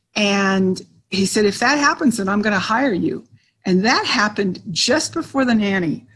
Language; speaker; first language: English; native; English